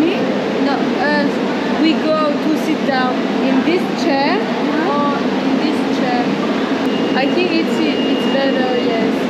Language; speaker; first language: English; non-native, learner; French